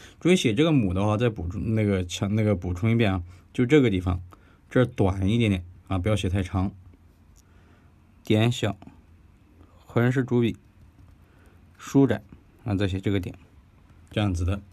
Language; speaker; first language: Chinese; native; Chinese